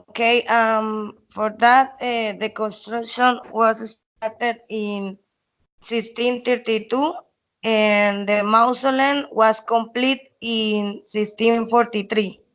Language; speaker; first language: English; non-native, learner; Spanish